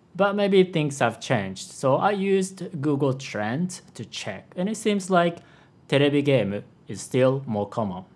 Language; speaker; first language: English; non-native, fluent; Japanese